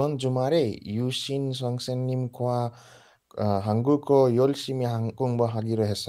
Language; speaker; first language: Korean; non-native, learner; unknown